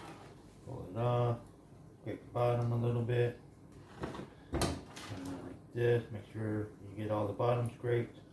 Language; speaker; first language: English; native; English